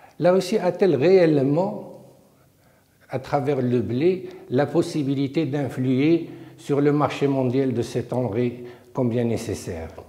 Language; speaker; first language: French; non-native, local second language; Arabic